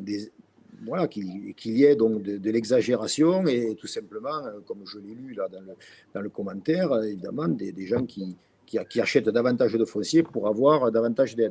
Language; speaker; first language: French; native; French